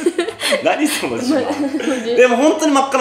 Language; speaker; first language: Japanese; native; Japanese